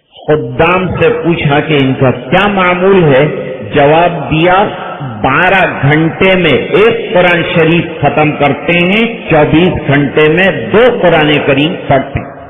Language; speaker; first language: Urdu; non-native, local second language; Gujarati